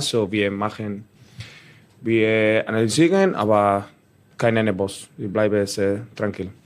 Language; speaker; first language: German; non-native, learner; Spanish